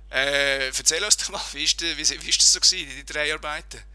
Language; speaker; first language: German; native; German